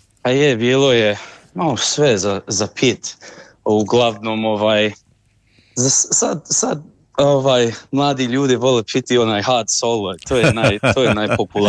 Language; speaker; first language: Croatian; early bilingual, heritage; Croatian